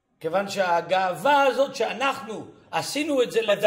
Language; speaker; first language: Hebrew; early bilingual, other home language; Ladino